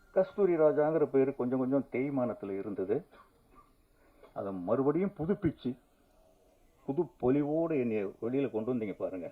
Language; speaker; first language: Tamil; native; Tamil